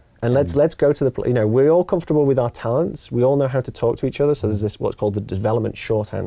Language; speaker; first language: English; native; English